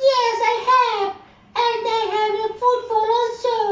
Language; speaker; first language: English; non-native, learner; Bangla